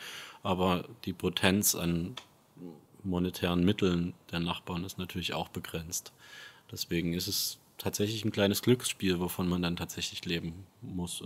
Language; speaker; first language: German; native; German